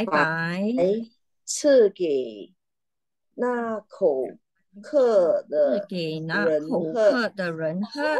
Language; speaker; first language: Chinese; non-native, learner; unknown